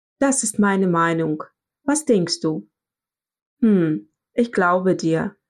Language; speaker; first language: German; non-native, fluent; Russian